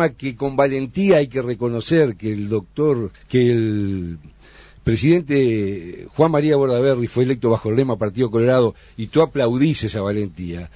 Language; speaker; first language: Spanish; native; Spanish